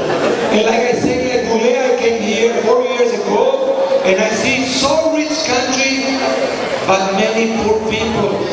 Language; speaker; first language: English; non-native, fluent; Spanish